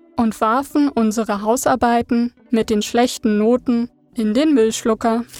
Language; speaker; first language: German; native; German